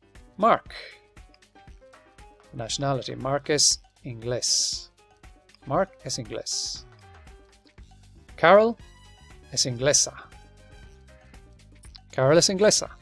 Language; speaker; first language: Spanish; non-native, fluent; English